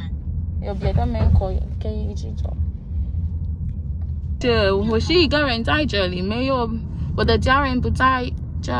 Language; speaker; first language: Chinese; non-native, fluent; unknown